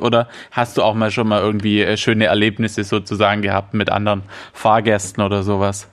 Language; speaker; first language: German; native; German